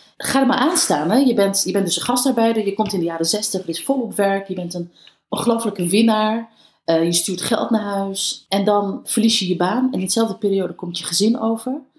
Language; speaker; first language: Dutch; early bilingual, other home language; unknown